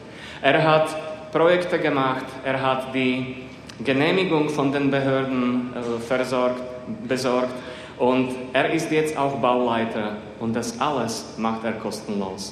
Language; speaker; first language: German; non-native, fluent; Slovak